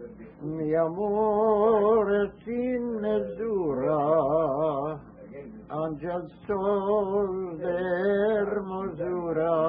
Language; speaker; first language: Spanish; early bilingual, heritage; Ladino